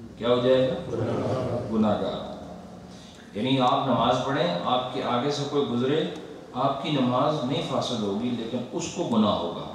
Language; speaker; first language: Urdu; non-native, local second language; Punjabi